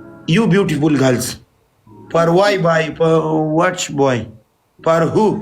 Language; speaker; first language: English; non-native, learner; Pashto